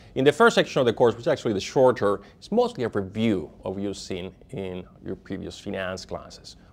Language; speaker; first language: English; non-native, fluent; Spanish